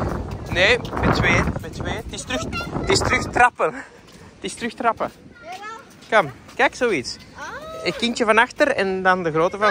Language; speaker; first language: Dutch; native; Dutch